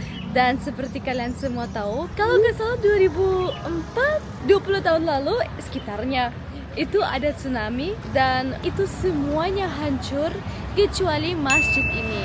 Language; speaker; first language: Indonesian; non-native, fluent; German